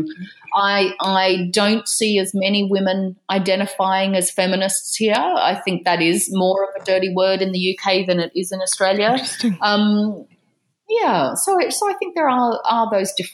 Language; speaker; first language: English; native; English